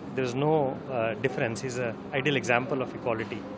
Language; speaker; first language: English; non-native, local second language; Telugu